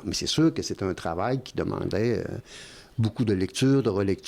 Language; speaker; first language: French; native; French